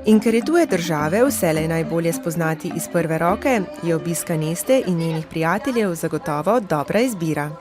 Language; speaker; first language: Slovenian; native; Slovenian